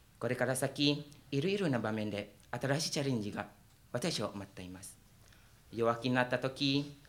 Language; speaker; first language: Japanese; non-native, fluent; Malay